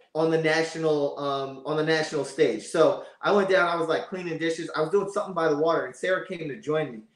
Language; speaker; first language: English; native; English